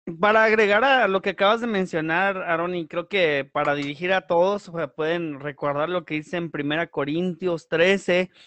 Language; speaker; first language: Spanish; early bilingual, heritage; Spanish